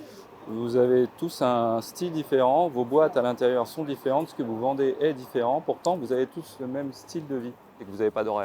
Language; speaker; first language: French; native; French